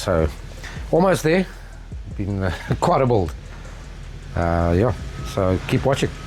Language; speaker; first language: English; native; English